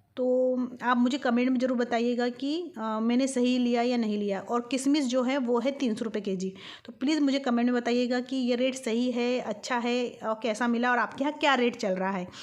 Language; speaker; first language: Hindi; non-native, local second language; Bangla